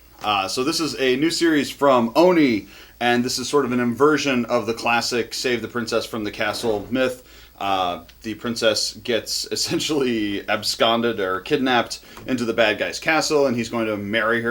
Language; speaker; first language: English; native; English